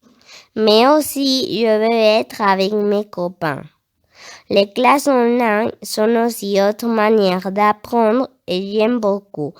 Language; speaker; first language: French; non-native, learner; Spanish